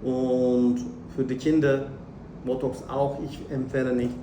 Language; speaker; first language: German; non-native, learner; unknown